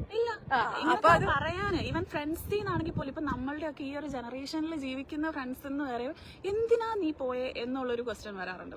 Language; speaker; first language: Malayalam; native; Malayalam